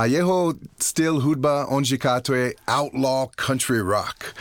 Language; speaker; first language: Czech; non-native, learner; English